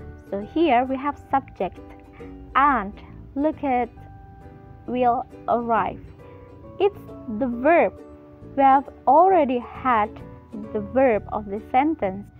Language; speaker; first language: English; non-native, fluent; Indonesian